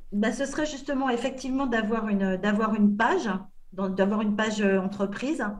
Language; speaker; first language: French; native; French